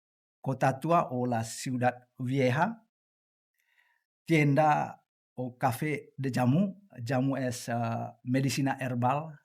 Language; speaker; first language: Spanish; non-native, learner; Indonesian